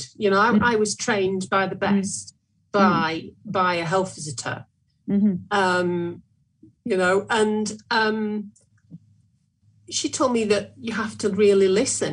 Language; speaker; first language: English; native; English